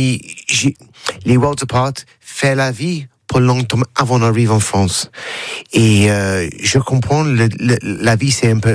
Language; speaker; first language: French; non-native, learner; English